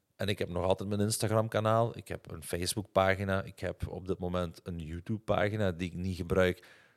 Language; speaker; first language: Dutch; native; Dutch